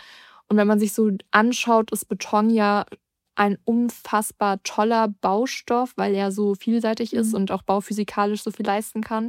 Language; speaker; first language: German; native; German